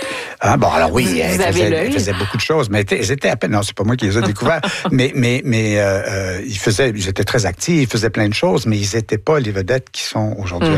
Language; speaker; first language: French; native; French